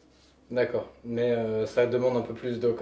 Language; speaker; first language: French; native; French